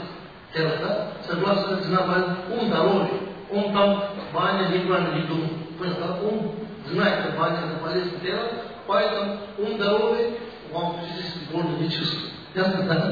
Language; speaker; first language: Russian; non-native, learner; Tibetan